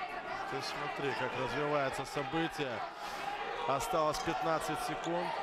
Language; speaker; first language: Russian; native; Russian